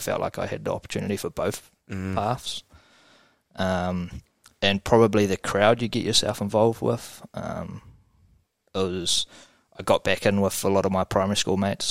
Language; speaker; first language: English; native; English